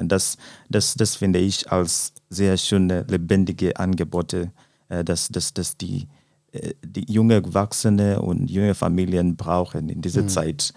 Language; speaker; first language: German; non-native, fluent; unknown